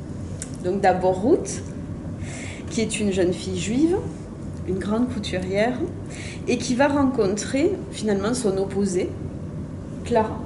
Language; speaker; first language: French; native; French